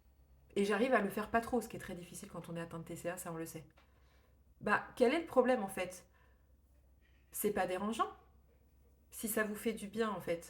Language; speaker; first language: French; native; French